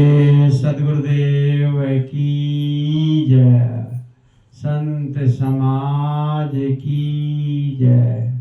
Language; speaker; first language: Hindi; native; Hindi